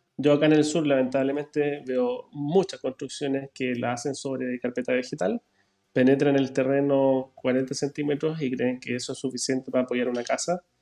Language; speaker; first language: Spanish; native; Spanish